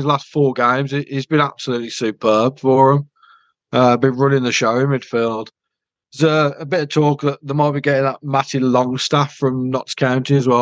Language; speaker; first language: English; native; English